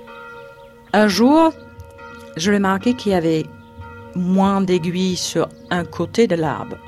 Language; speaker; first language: French; non-native, fluent; English